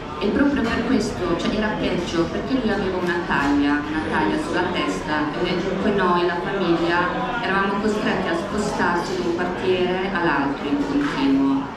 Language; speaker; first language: Italian; non-native, fluent; Bosnian